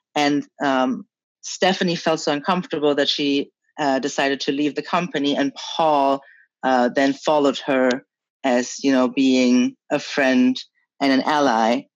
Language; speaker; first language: English; early bilingual, other home language; Chinese